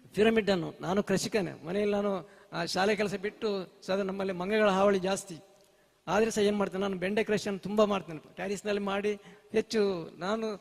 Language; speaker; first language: Kannada; native; Kannada